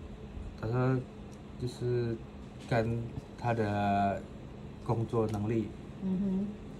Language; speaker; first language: Chinese; non-native, fluent; Indonesian